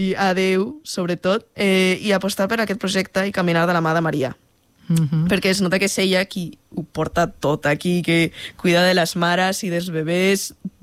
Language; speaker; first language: Catalan; non-native, fluent; Spanish